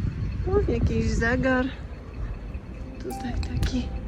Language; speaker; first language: Polish; non-native, fluent; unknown